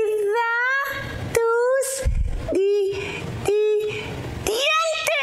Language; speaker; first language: Spanish; non-native, learner; English